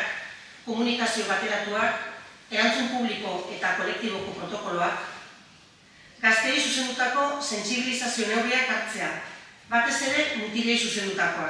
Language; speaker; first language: Basque; native; Basque